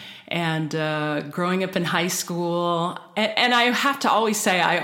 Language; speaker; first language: English; native; English